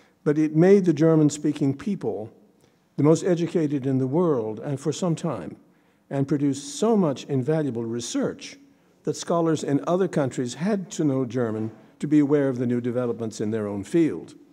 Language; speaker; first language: English; native; English